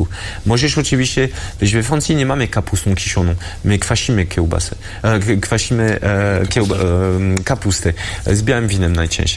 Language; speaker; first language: Polish; early bilingual, heritage; French